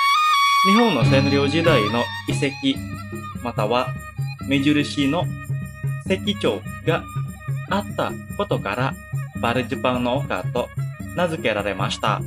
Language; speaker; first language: Japanese; non-native, fluent; Indonesian